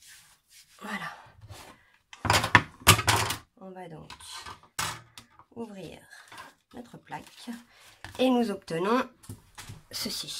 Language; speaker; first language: French; native; French